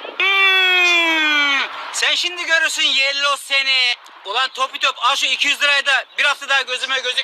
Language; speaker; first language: Turkish; native; Turkish